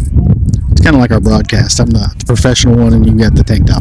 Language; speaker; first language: English; native; English